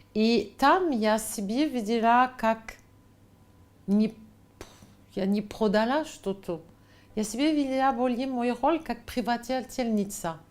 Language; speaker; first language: Russian; non-native, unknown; French